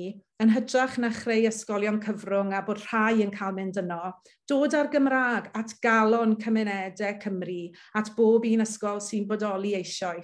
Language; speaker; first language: Welsh; native; Welsh